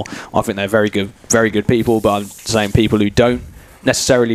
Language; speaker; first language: English; native; English